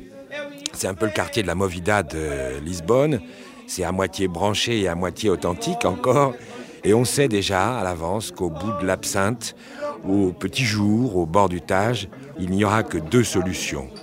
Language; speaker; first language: French; native; French